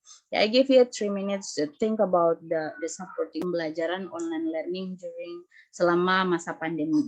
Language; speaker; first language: English; non-native, fluent; Indonesian